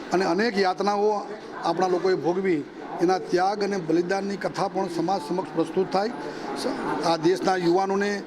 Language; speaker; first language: Gujarati; native; Gujarati